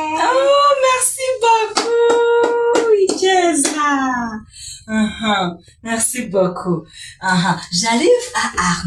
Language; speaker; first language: French; non-native, local second language; Kinyarwanda